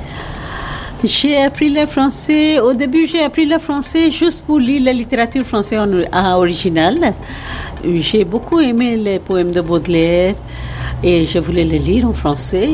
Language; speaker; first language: French; non-native, fluent; Bangla